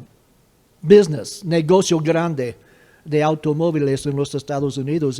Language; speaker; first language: Spanish; non-native, fluent; English